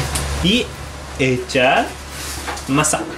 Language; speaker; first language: Spanish; non-native, learner; Japanese